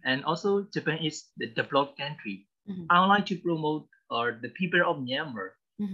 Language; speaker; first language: English; non-native, learner; Burmese